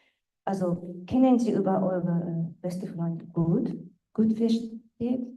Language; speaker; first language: German; non-native, fluent; Japanese